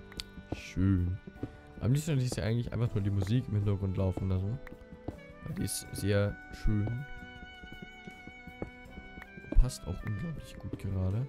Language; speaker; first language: German; native; German